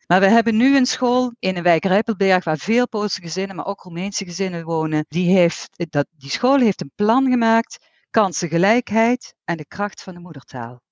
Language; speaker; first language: Dutch; native; Dutch